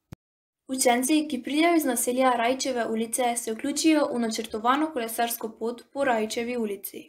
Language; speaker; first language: Slovenian; native; Slovenian